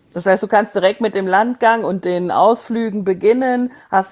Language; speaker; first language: German; native; German